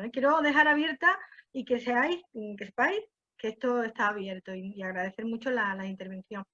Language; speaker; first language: Spanish; native; Spanish